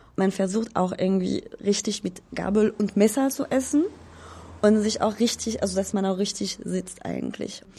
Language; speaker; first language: German; non-native, fluent; French